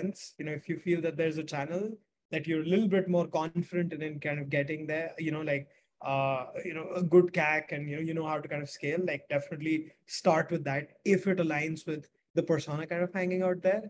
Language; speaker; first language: English; non-native, local second language; Hindi